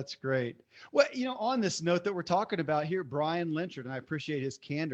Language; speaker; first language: English; native; English